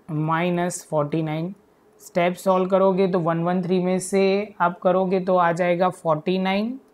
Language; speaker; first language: Hindi; non-native, local second language; Gujarati